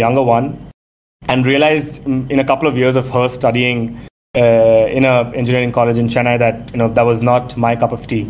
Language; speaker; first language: English; non-native, local second language; Tamil